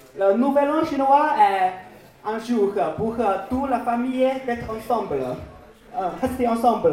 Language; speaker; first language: French; non-native, learner; Chinese